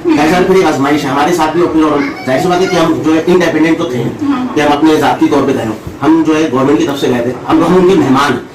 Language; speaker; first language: Urdu; native; Urdu